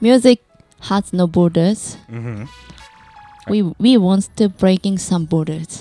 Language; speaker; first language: English; non-native, learner; Japanese